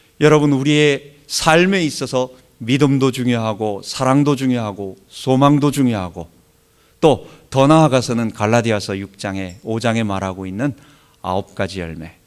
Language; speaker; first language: Korean; native; Korean